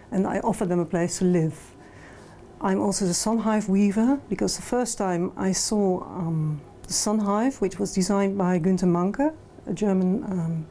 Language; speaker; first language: English; non-native, fluent; Dutch